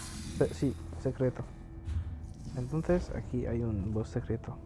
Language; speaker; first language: Spanish; non-native, learner; French